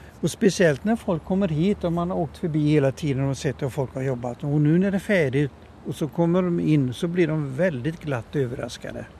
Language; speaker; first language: Swedish; native; Swedish